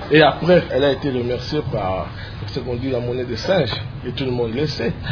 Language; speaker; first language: French; non-native, local second language; Lingala